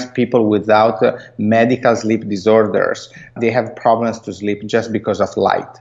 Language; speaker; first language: English; non-native, fluent; Italian